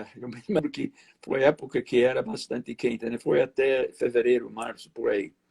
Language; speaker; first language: Portuguese; non-native, fluent; English